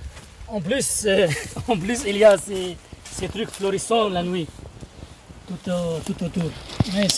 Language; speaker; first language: French; non-native, learner; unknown